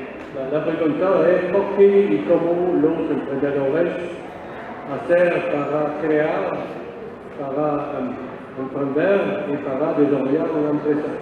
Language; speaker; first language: Spanish; non-native, learner; French